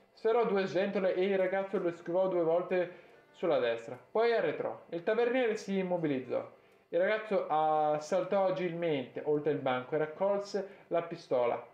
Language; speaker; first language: Italian; native; Italian